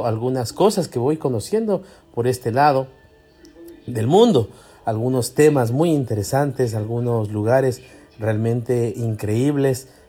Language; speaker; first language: Spanish; native; Spanish